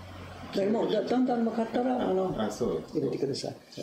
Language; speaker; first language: Japanese; non-native, fluent; English